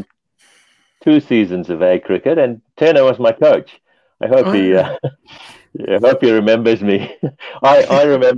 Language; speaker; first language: English; non-native, local second language; Tamil